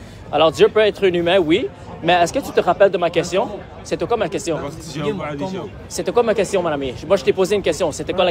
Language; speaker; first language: French; native; French